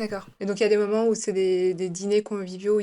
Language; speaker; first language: French; native; French